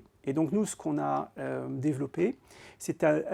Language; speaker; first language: French; native; French